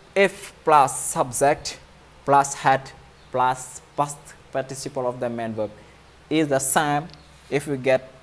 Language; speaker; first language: English; non-native, fluent; Wolof